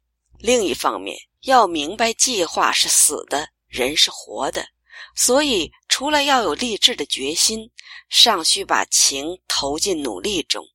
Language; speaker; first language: Chinese; native; Chinese